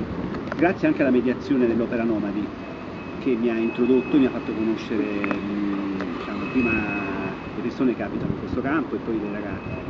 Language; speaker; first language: Italian; native; Italian